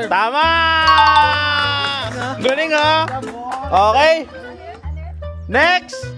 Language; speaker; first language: Filipino; native; Filipino